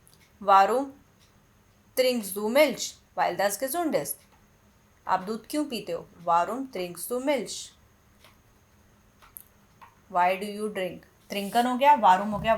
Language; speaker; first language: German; non-native, fluent; Hindi